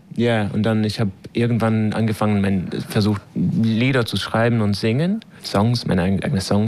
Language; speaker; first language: German; non-native, learner; English